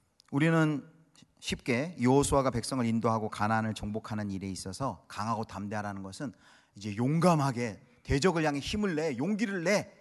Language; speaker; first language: Korean; native; Korean